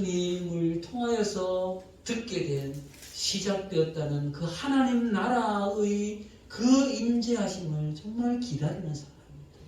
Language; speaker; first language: Korean; native; Korean